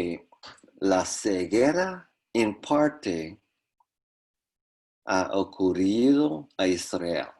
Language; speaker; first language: Spanish; non-native, fluent; English